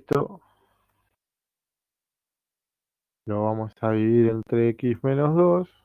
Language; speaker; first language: Spanish; native; Spanish